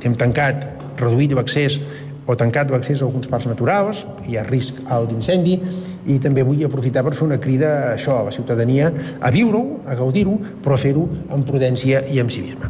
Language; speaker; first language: Catalan; native; Catalan